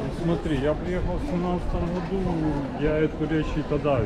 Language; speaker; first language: Russian; native; Russian